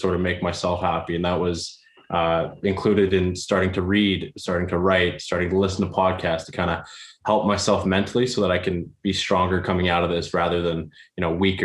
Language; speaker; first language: English; native; English